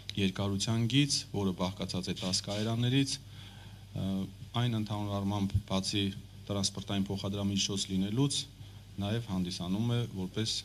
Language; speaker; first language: Armenian; native; Armenian